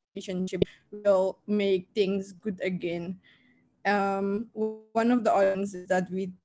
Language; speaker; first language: English; non-native, fluent; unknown